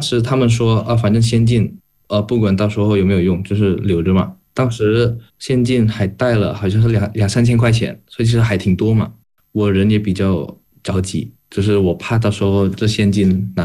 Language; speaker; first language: Chinese; non-native, fluent; Indonesian